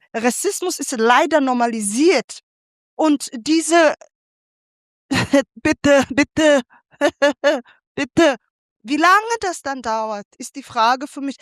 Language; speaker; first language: German; non-native, fluent; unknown